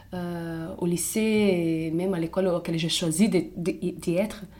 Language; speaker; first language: French; non-native, fluent; Portuguese